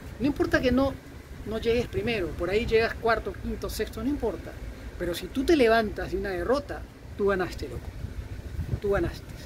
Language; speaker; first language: Spanish; native; Spanish